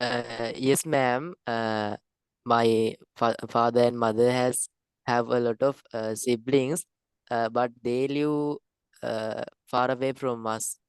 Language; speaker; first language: English; non-native, learner; Sinhala